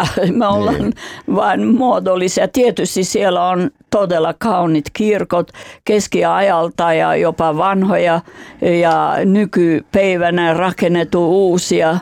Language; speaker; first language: Finnish; non-native, fluent; Albanian